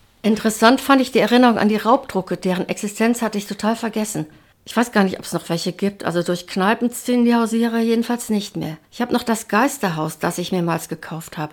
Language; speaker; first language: German; native; German